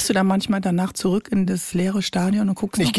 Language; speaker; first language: German; native; German